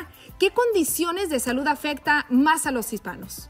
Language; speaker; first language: Spanish; native; Spanish